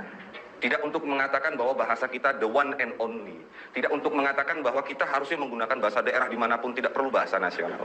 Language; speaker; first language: Indonesian; native; Indonesian